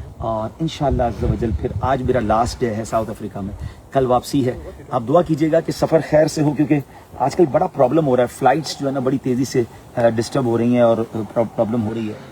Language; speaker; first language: Urdu; native; Urdu